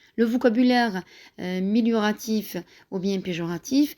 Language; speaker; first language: French; non-native, local second language; Arabic